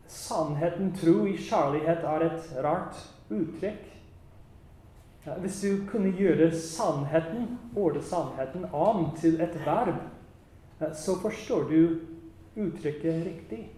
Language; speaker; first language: Norwegian; non-native, fluent; English